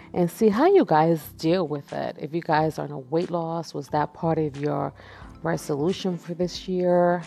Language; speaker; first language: English; native; English